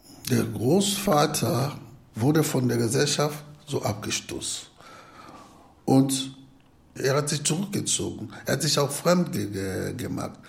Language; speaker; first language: German; non-native, fluent; Lingala